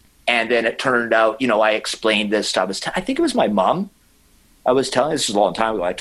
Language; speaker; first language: English; native; English